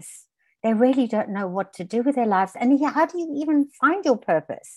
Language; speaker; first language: English; native; English